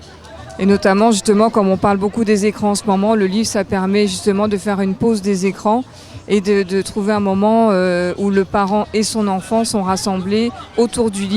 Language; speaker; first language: French; native; French